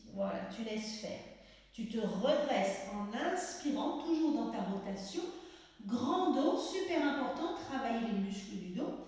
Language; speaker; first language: French; native; French